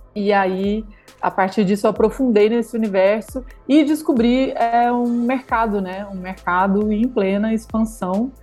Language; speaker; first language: Portuguese; native; Portuguese